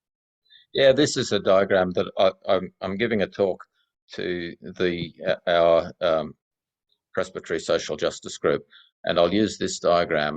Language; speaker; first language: English; native; English